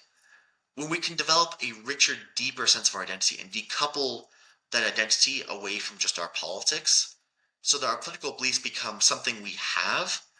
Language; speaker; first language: English; native; English